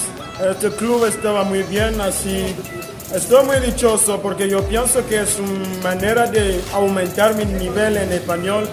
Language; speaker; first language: Spanish; non-native, learner; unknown